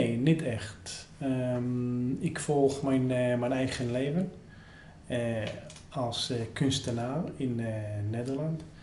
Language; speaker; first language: Dutch; non-native, fluent; Hebrew